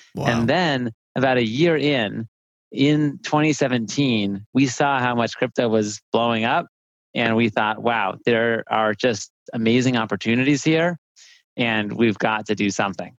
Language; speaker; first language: English; native; English